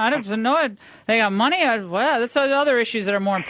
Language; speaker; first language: English; native; English